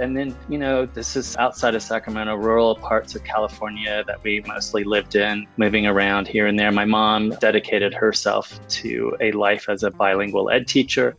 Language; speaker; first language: English; early bilingual, other home language; Spanish